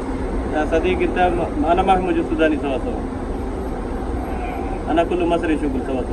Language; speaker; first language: Arabic; non-native, learner; Punjabi